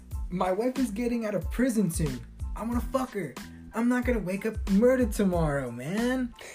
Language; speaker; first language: English; early bilingual, other home language; Spanish